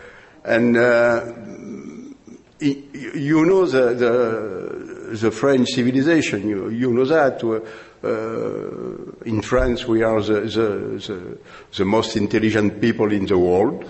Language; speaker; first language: English; non-native, learner; French